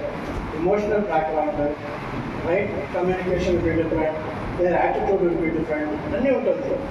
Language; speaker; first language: Telugu; non-native, fluent; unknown